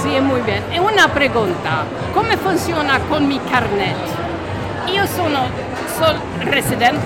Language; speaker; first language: Spanish; non-native, learner; Swedish